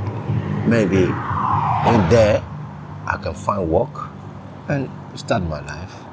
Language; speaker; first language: English; non-native, learner; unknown